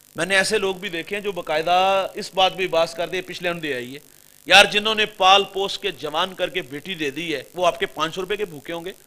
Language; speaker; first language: Urdu; non-native, local second language; Punjabi